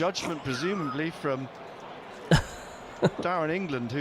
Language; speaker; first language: English; native; English